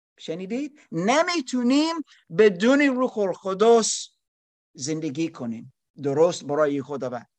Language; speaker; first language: Persian; non-native, learner; German